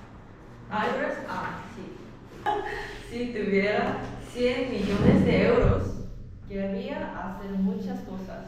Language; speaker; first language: Spanish; non-native, learner; Korean